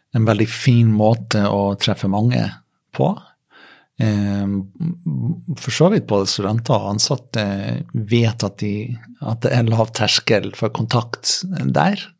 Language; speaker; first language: Norwegian; non-native, fluent; English